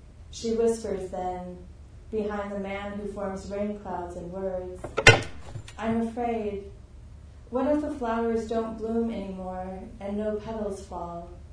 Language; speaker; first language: English; native; English